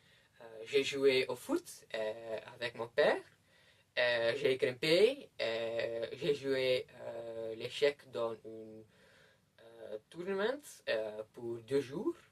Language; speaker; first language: French; non-native, learner; Dutch